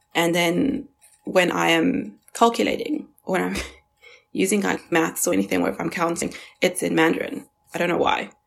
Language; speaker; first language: English; early bilingual, other home language; Chinese